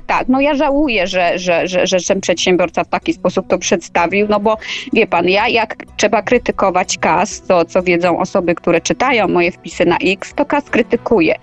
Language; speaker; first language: Polish; native; Polish